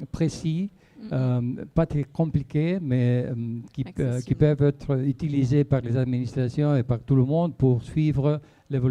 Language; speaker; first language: French; non-native, fluent; Spanish